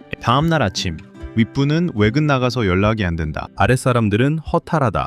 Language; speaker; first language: Korean; native; Korean